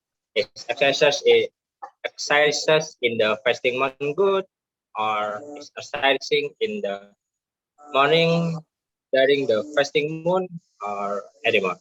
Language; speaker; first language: English; non-native, learner; Indonesian